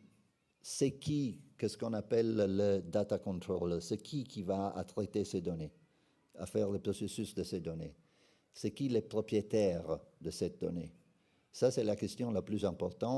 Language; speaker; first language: French; non-native, fluent; Italian